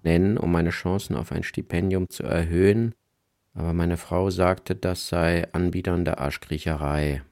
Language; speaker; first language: German; native; German